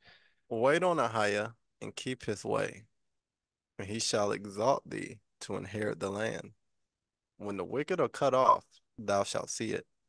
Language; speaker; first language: English; native; English